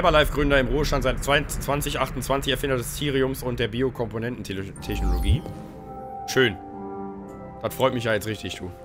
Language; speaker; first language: German; native; German